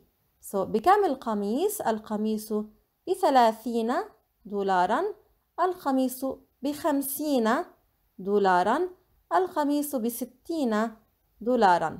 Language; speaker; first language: Arabic; non-native, fluent; English